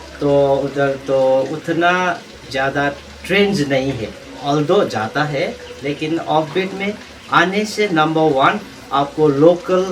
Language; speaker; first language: Hindi; non-native, local second language; Nepali